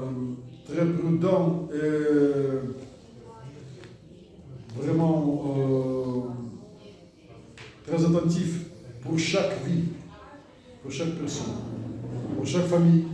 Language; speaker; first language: French; non-native, learner; Russian